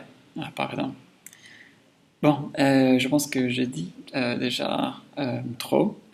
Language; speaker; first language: French; non-native, learner; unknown